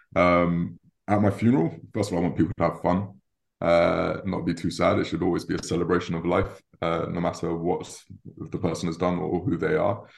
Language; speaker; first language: English; native; English